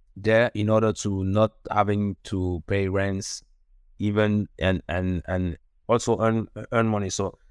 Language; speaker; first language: English; non-native, local second language; French